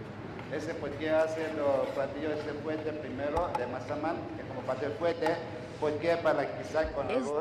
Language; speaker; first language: Spanish; non-native, learner; Thai